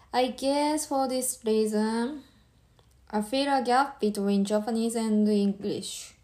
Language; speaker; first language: English; non-native, learner; Japanese